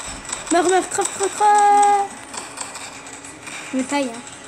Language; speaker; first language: French; native; French